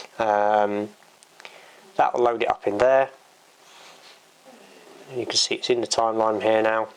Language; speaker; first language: English; native; English